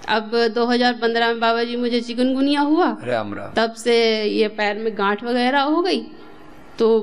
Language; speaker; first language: Hindi; native; Hindi